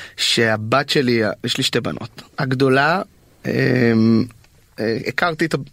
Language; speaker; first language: Hebrew; native; Hebrew